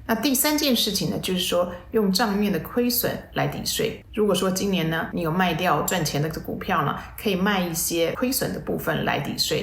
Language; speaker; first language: Chinese; native; Chinese